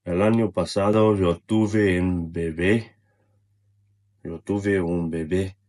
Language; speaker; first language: Spanish; non-native, learner; Russian